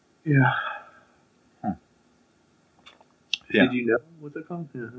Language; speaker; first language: English; native; English